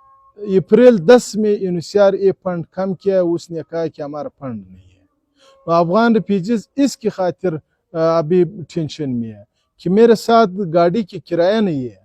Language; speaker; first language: Hindi; non-native, fluent; Pashto